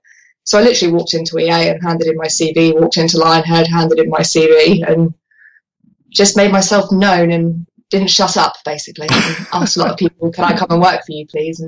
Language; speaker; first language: English; native; English